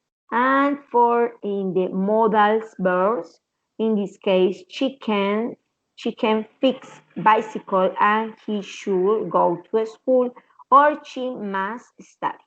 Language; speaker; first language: English; non-native, learner; Spanish